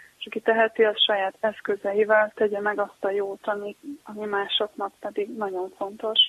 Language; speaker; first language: Hungarian; native; Hungarian